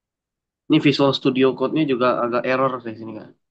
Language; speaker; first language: Indonesian; native; Indonesian